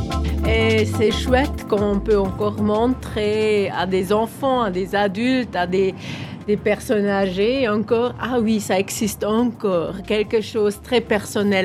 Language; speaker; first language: French; non-native, local second language; German